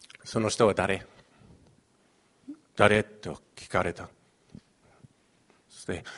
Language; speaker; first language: Japanese; non-native, fluent; Chinese